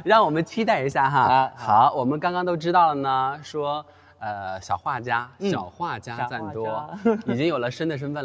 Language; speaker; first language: Chinese; native; Chinese